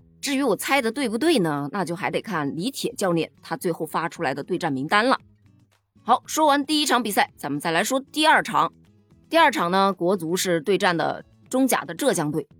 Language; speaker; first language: Chinese; native; Chinese